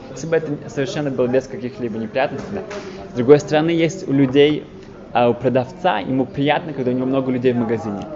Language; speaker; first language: Russian; early bilingual, heritage; Russian